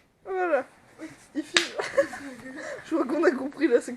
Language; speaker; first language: French; native; French